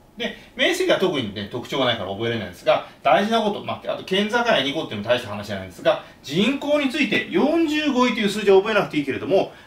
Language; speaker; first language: Japanese; native; Japanese